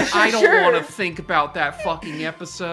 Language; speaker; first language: English; native; English